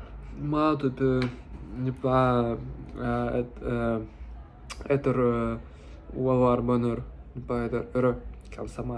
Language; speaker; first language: French; non-native, learner; Russian